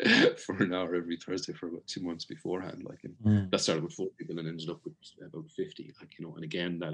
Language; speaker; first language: English; native; English